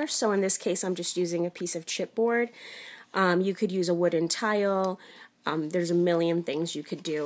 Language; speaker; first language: English; native; English